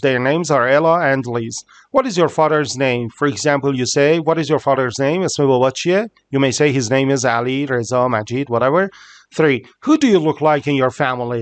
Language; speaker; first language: English; non-native, fluent; Persian